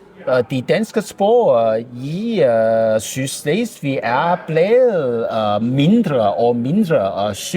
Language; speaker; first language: Danish; non-native, learner; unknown